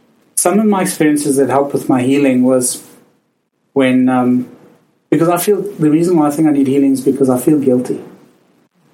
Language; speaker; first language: English; native; English